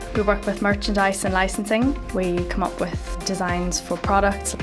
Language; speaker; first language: English; native; English